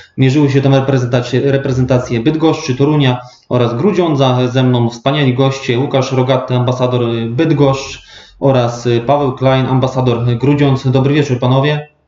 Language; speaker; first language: Polish; native; Polish